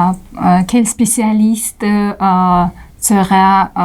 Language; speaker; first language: French; non-native, learner; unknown